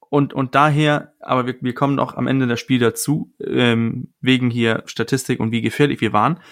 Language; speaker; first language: German; non-native, fluent; Danish